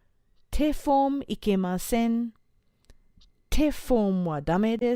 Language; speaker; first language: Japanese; non-native, fluent; English